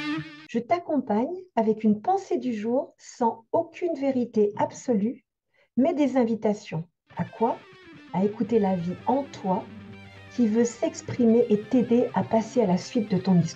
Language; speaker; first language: French; native; French